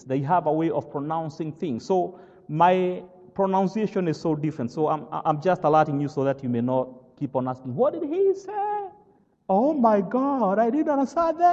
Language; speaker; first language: English; non-native, local second language; Kikuyu